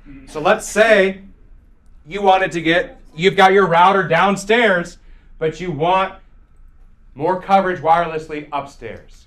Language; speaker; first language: English; native; English